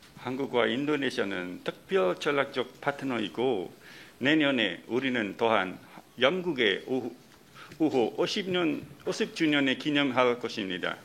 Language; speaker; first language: Korean; non-native, fluent; Indonesian